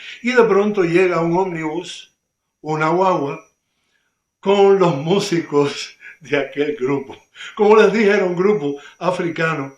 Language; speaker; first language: Spanish; native; Spanish